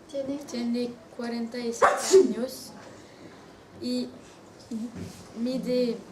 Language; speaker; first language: Spanish; non-native, learner; French